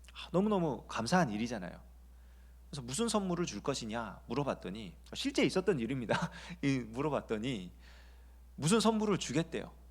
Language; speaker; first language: Korean; native; Korean